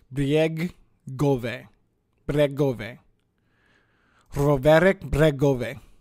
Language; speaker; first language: Polish; non-native, learner; English